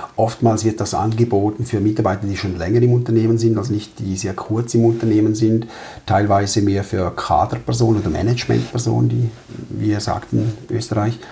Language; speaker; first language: German; early bilingual, other home language; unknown